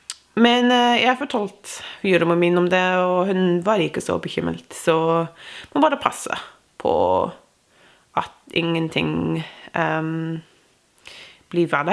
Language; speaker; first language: Norwegian; non-native, fluent; English